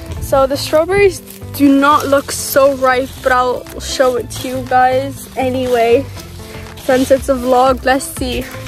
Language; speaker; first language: English; early bilingual, other home language; Persian